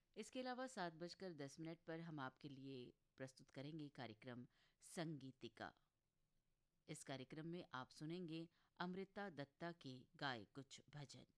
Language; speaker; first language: Hindi; native; Hindi